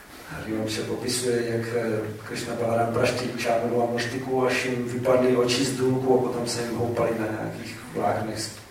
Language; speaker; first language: Czech; native; Czech